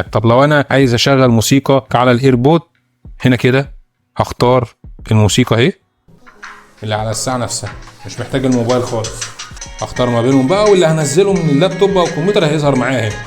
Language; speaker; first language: Arabic; native; Arabic